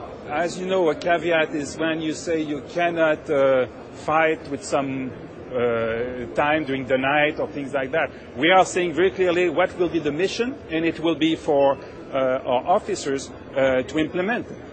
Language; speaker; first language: English; non-native, fluent; French